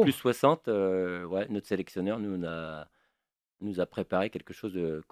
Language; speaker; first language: French; native; French